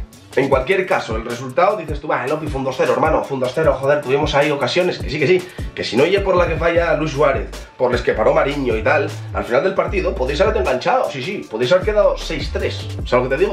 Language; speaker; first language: Spanish; native; Spanish